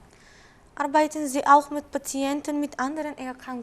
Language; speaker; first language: German; non-native, fluent; Macedonian